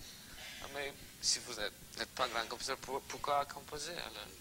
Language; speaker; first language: French; non-native, learner; Russian